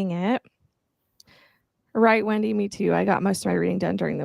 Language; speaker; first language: English; native; English